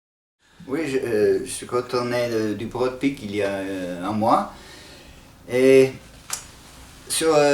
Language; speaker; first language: French; non-native, fluent; English